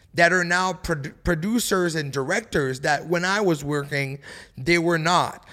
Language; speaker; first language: English; early bilingual, other home language; French